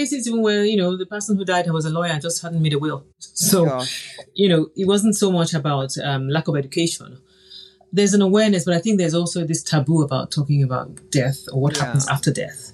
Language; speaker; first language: English; non-native, local second language; Yoruba